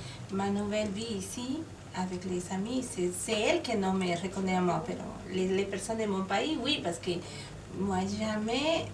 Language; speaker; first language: French; non-native, learner; Spanish